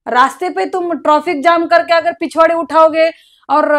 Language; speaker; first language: Hindi; non-native, local second language; Marathi